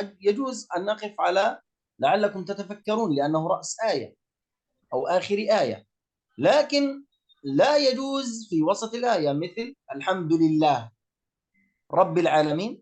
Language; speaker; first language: Arabic; native; Arabic